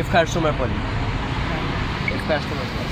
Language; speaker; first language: Greek; non-native, learner; Urdu